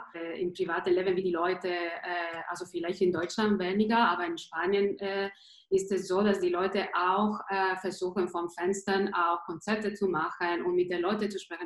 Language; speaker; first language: German; non-native, fluent; Spanish